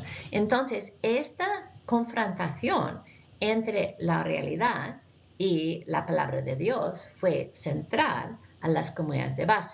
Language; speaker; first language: Spanish; non-native, fluent; English